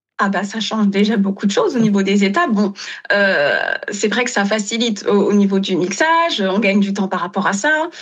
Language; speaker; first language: French; non-native, local second language; Wolof